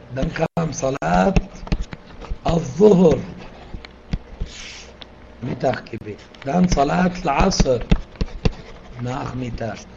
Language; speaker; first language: German; non-native, fluent; Arabic